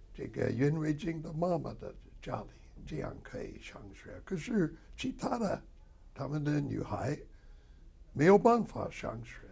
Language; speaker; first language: Chinese; non-native, fluent; English